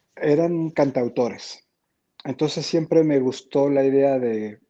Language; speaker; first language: Spanish; native; Spanish